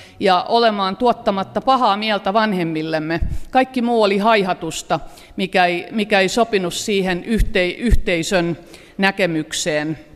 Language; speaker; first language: Finnish; native; Finnish